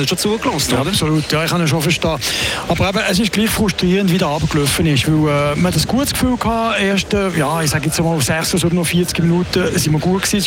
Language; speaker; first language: German; native; German